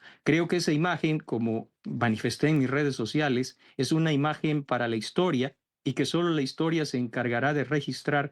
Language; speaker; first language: Spanish; native; Spanish